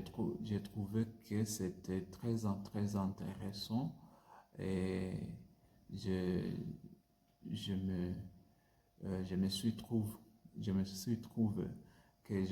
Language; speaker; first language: French; non-native, learner; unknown